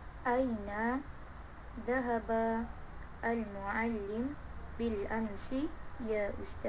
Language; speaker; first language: Arabic; non-native, learner; Malay